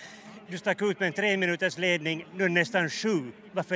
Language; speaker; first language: Swedish; native; Swedish